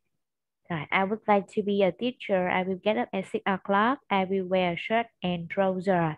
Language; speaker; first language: English; non-native, fluent; Vietnamese